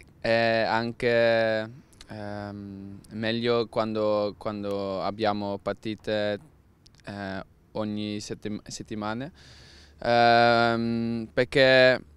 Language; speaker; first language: Italian; non-native, learner; Dutch